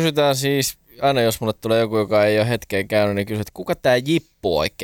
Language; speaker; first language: Finnish; native; Finnish